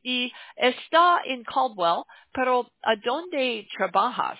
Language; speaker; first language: Spanish; non-native, learner; English